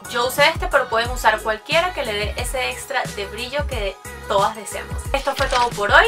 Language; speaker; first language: Spanish; native; Spanish